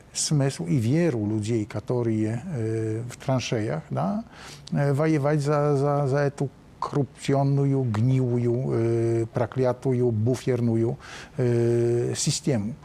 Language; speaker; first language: Polish; non-native, learner; Russian